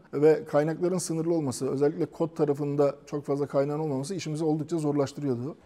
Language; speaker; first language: Turkish; native; Turkish